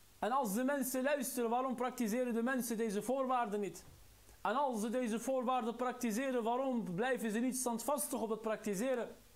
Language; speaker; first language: Dutch; non-native, local second language; Arabic